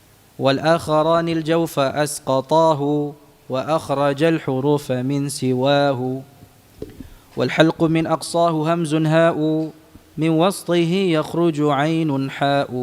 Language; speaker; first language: Arabic; non-native, fluent; Indonesian